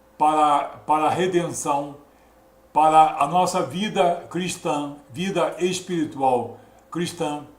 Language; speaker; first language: Portuguese; native; Portuguese